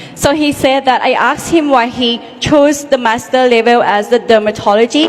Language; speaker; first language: English; non-native, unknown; Thai